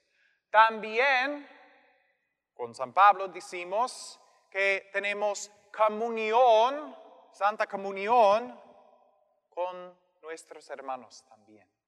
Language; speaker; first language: Spanish; non-native, fluent; English